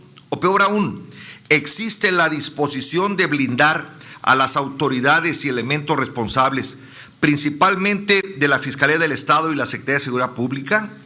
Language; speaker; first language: Spanish; native; Spanish